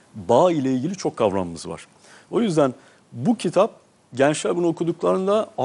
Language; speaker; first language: Turkish; native; Turkish